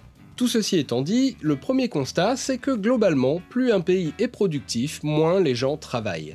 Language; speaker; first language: French; native; French